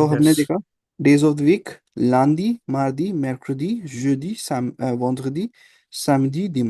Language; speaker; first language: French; non-native, fluent; Hindi